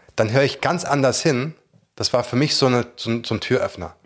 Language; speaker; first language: German; native; German